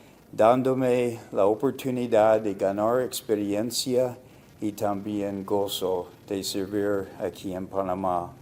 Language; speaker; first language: Spanish; non-native, fluent; English